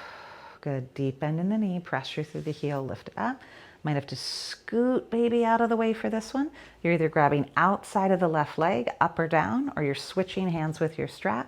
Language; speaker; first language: English; native; English